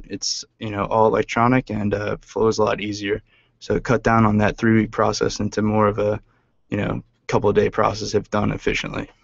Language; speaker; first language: English; native; English